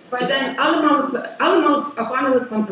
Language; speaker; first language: Dutch; non-native, learner; Ukrainian